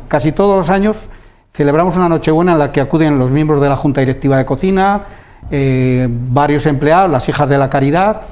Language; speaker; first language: Spanish; native; Spanish